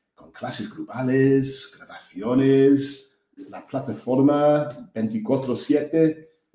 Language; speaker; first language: Spanish; non-native, learner; English